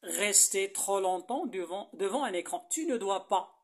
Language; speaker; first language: French; non-native, local second language; Arabic